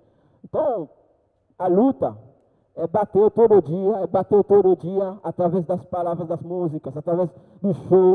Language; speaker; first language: Portuguese; non-native, learner; Haitian Creole